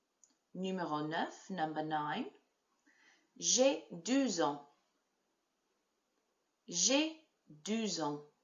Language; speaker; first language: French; non-native, fluent; English